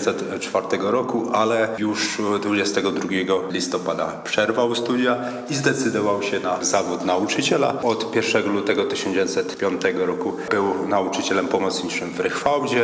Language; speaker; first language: Polish; native; Polish